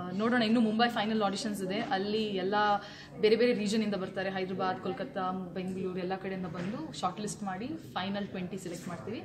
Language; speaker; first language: Kannada; non-native, local second language; Tulu